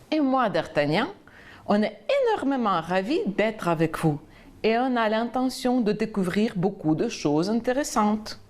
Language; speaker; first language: French; non-native, fluent; Ukrainian